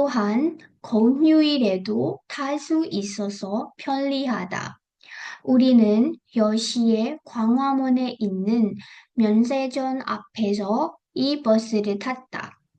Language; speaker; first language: Korean; non-native, fluent; Burmese